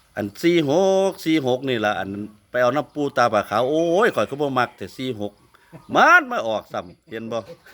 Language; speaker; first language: Thai; native; Thai